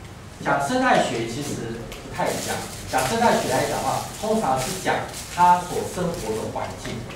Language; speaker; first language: Chinese; native; Chinese